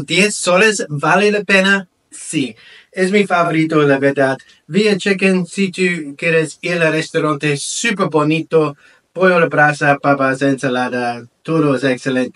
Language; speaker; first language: Spanish; non-native, learner; English